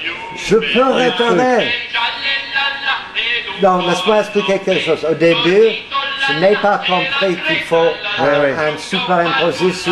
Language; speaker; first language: French; non-native, fluent; English